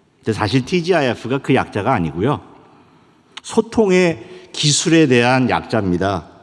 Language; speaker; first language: Korean; native; Korean